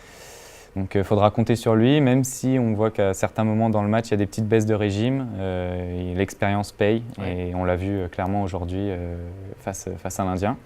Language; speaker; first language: French; native; French